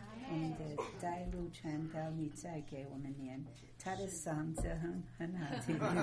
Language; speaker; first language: Chinese; non-native, fluent; English